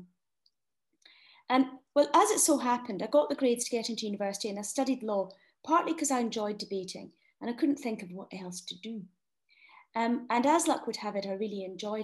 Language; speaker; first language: English; native; English